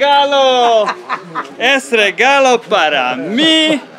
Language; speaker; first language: Spanish; non-native, learner; Serbian